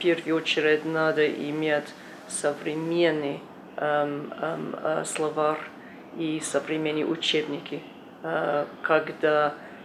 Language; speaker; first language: Russian; non-native, learner; English